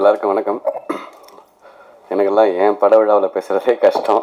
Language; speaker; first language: Tamil; native; Tamil